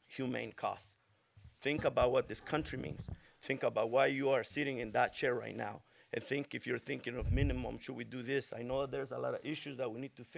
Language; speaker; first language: English; early bilingual, other home language; Spanish